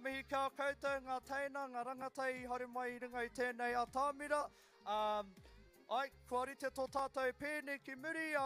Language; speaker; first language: Māori; non-native, local second language; English